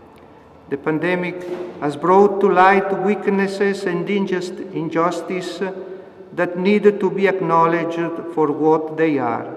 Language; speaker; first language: English; non-native, fluent; Italian